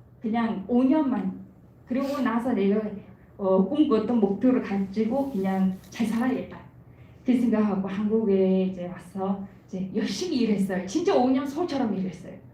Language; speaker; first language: Korean; non-native, fluent; Mongolian